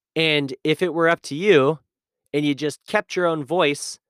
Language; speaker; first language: English; native; English